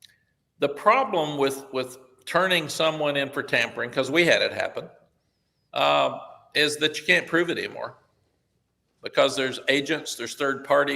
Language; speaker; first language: English; native; English